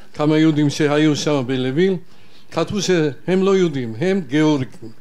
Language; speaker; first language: Hebrew; non-native, fluent; Georgian